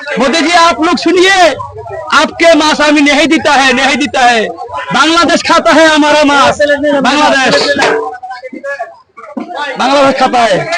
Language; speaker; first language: Hindi; non-native, learner; Bangla